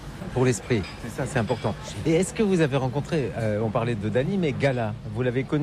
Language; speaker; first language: French; native; French